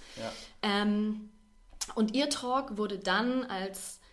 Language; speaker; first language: German; native; German